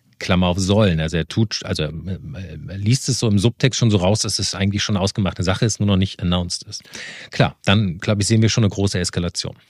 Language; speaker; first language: German; native; German